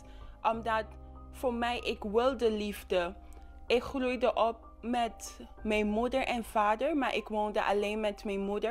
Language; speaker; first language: Dutch; non-native, local second language; English